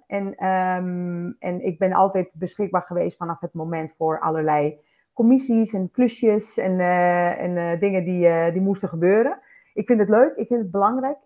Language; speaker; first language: Dutch; non-native, fluent; Spanish